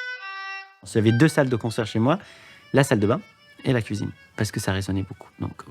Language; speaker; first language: French; non-native, fluent; Arabic